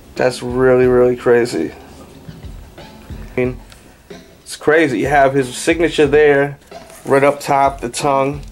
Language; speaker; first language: English; native; English